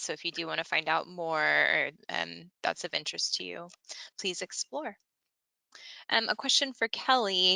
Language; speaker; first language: English; native; English